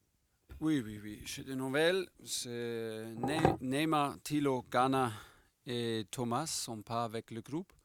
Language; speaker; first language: French; non-native, fluent; German